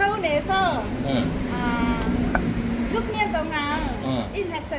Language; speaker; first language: Korean; non-native, learner; Vietnamese